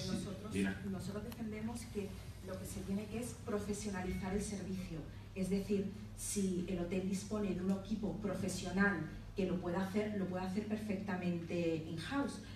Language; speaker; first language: Spanish; native; Spanish